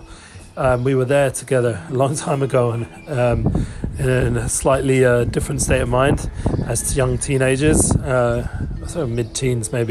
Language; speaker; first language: English; native; English